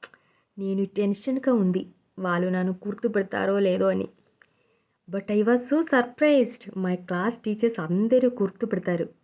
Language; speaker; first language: Telugu; non-native, learner; Malayalam